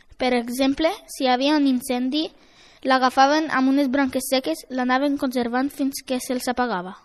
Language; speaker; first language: Catalan; early bilingual, other home language; Romanian